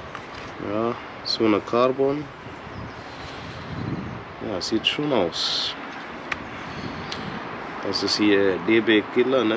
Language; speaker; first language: German; non-native, learner; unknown